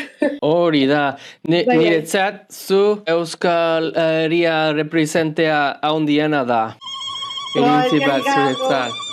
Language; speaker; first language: Basque; non-native, learner; English